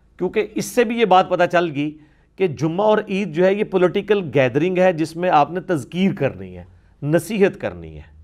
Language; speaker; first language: Urdu; non-native, local second language; Punjabi